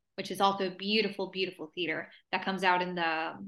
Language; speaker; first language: English; early bilingual, other home language; Spanish